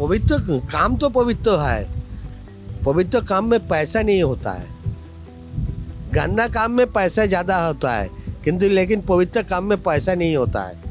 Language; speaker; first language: Hindi; non-native, local second language; Bangla